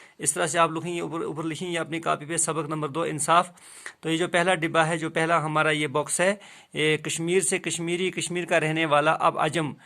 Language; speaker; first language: Urdu; non-native, local second language; Kashmiri